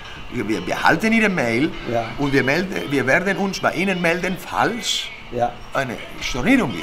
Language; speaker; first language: German; non-native, fluent; Spanish